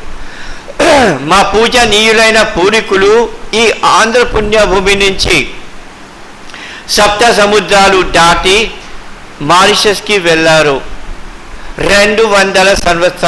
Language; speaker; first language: Telugu; early bilingual, heritage; Telugu